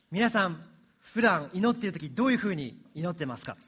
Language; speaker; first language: Japanese; early bilingual, other home language; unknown